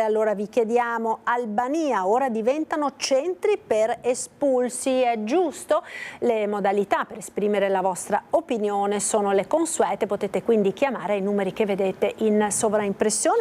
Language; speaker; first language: Italian; native; Italian